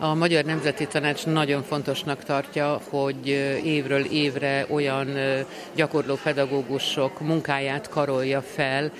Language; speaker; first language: Hungarian; native; Hungarian